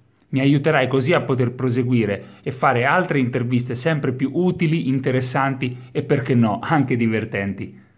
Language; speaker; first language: Italian; native; Italian